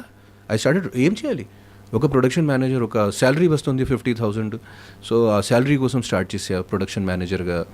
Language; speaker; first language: Telugu; non-native, fluent; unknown